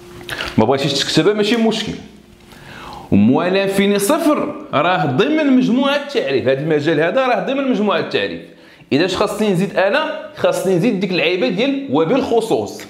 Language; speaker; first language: Arabic; native; Arabic